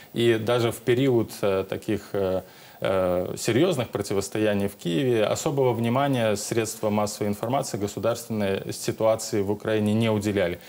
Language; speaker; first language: Russian; native; Russian